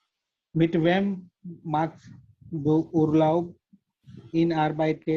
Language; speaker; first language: German; non-native, learner; Gujarati